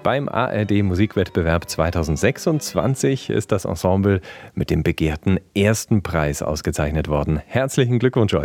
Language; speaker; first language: German; native; German